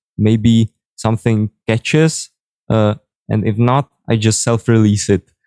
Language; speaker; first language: English; non-native, fluent; Czech